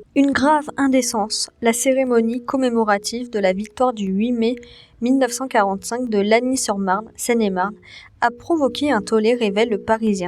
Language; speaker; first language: French; native; French